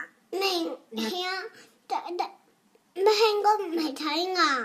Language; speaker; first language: Chinese; early bilingual, heritage; Cantonese